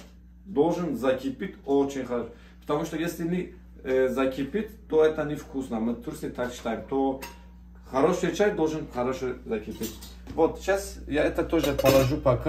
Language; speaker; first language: Russian; non-native, learner; Turkish